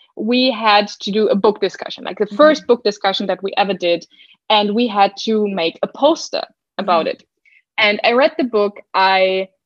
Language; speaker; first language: English; non-native, fluent; German